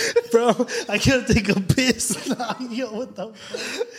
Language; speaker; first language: English; early bilingual, other home language; Spanish